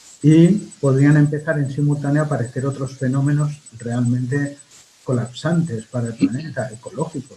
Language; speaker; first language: Spanish; native; Spanish